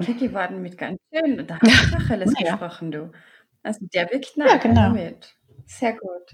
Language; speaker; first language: German; native; German